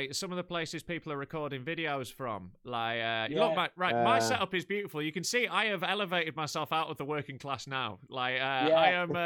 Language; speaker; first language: English; native; English